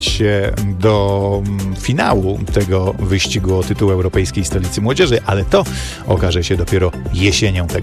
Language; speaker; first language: Polish; native; Polish